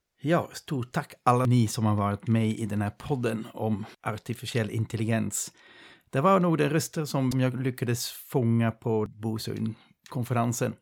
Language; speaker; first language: Swedish; non-native, fluent; Dutch